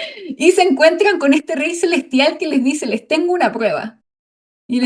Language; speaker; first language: Spanish; native; Spanish